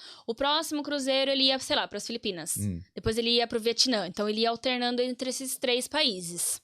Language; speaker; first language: Portuguese; native; Portuguese